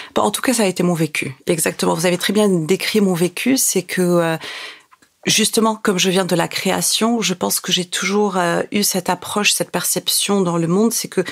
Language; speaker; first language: French; non-native, local second language; Arabic